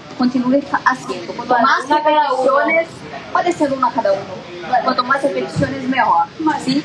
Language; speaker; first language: Spanish; non-native, learner; Portuguese